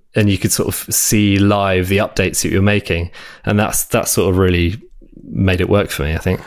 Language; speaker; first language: English; native; English